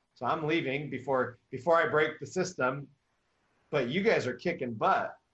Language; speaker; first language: English; native; English